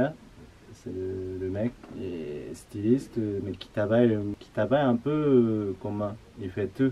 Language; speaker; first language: French; non-native, learner; Japanese